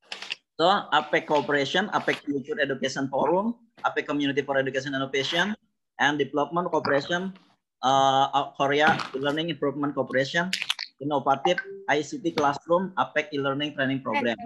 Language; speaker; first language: English; non-native, learner; Indonesian